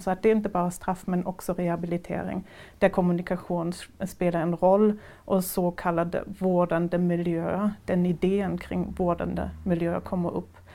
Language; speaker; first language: Swedish; non-native, fluent; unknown